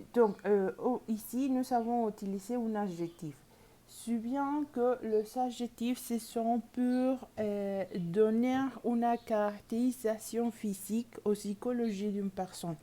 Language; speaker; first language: French; non-native, learner; Spanish